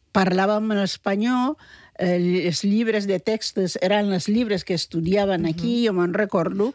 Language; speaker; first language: Catalan; early bilingual, other home language; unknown